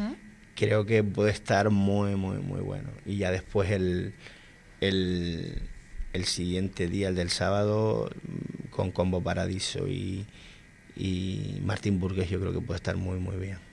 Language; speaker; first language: Spanish; native; Spanish